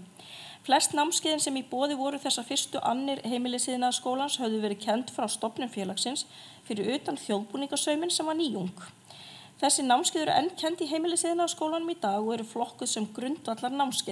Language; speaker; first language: Icelandic; native; Icelandic